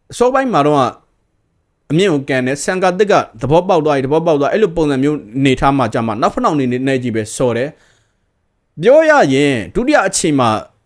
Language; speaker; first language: Burmese; native; Burmese